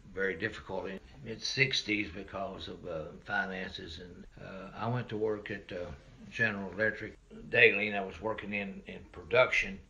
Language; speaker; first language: English; native; English